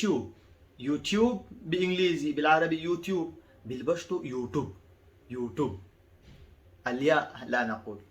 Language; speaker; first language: Arabic; non-native, fluent; Pashto